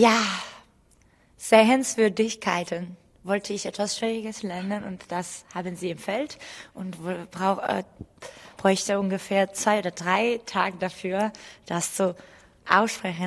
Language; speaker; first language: German; non-native, fluent; Georgian